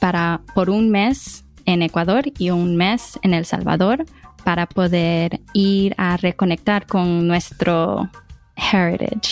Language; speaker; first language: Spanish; early bilingual, other home language; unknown